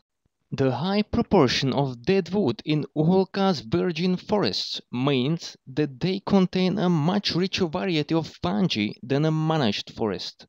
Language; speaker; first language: English; non-native, fluent; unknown